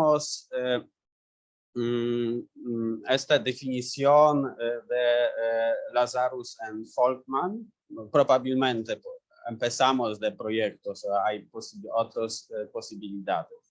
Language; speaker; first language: Spanish; non-native, learner; Polish